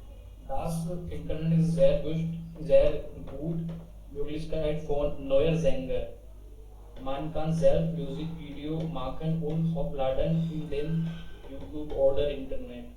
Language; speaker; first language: German; non-native, learner; Hindi